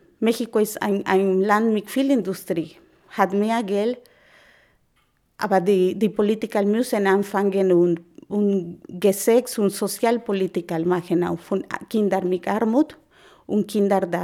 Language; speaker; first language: German; non-native, learner; Spanish